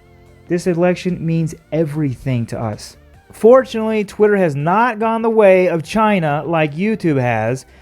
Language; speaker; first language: English; native; English